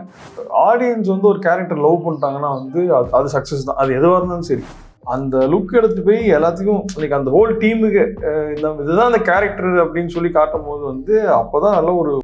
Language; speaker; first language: Tamil; native; Tamil